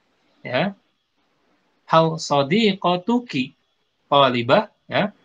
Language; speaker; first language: Arabic; non-native, fluent; Indonesian